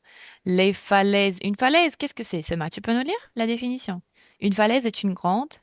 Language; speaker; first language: French; non-native, fluent; Russian